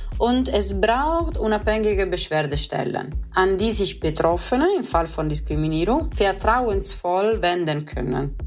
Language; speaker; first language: German; non-native, fluent; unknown